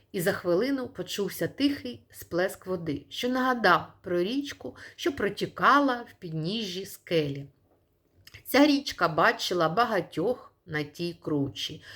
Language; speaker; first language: Ukrainian; non-native, local second language; Russian